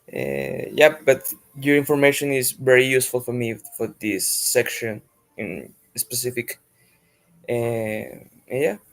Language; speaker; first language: English; non-native, fluent; Spanish